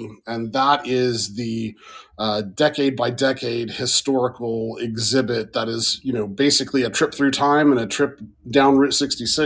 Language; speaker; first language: English; native; English